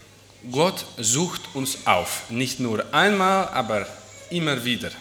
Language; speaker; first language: German; non-native, fluent; Dutch